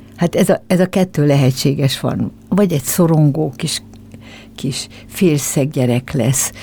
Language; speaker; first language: Hungarian; native; Hungarian